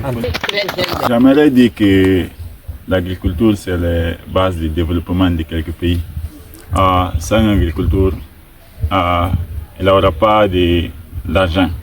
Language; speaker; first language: French; non-native, learner; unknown